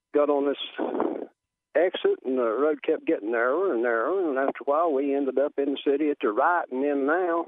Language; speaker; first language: English; native; English